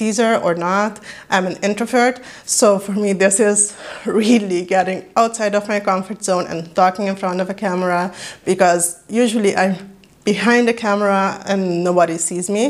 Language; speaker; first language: English; non-native, fluent; Papiamento